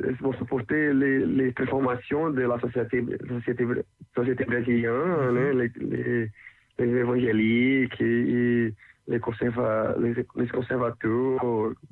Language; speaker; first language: French; non-native, learner; Portuguese